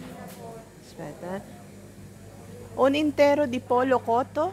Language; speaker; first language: Italian; non-native, learner; Filipino